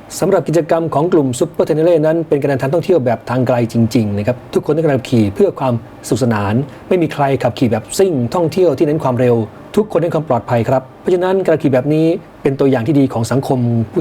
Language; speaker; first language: Thai; native; Thai